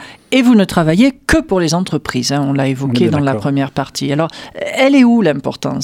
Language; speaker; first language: French; native; French